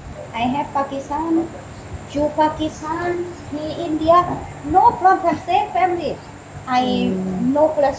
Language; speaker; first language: English; non-native, learner; Lao